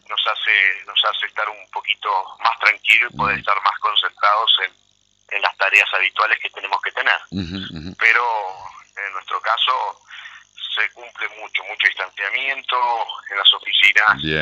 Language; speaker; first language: Spanish; native; Spanish